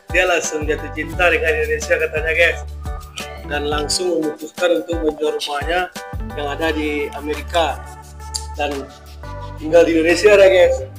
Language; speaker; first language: Indonesian; native; Indonesian